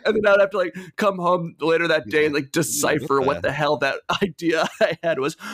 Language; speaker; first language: English; native; English